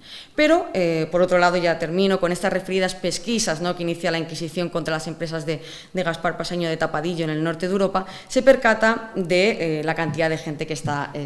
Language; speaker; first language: Spanish; native; Spanish